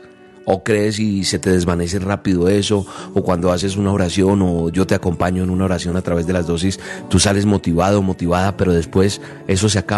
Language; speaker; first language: Spanish; native; Spanish